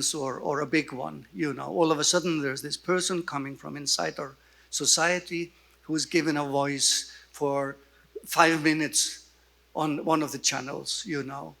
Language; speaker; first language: English; non-native, fluent; Icelandic